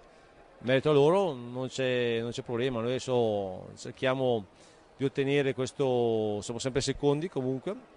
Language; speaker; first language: Italian; native; Italian